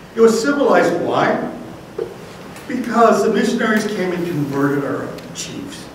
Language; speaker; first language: English; native; English